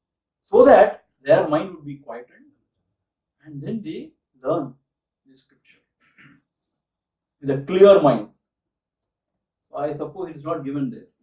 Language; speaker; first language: English; non-native, local second language; Tamil